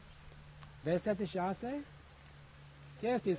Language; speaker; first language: Romanian; non-native, learner; English